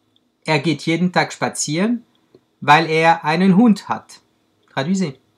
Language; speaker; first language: German; non-native, fluent; French